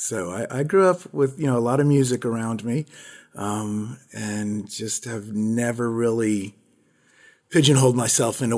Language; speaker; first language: English; native; English